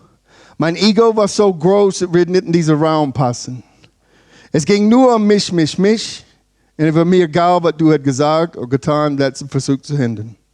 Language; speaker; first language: German; non-native, learner; English